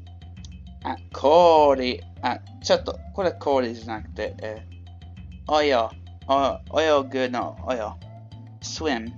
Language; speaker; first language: Japanese; non-native, learner; English